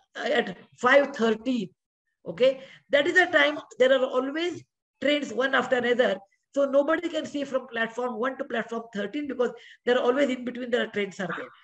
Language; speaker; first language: English; non-native, local second language; Kannada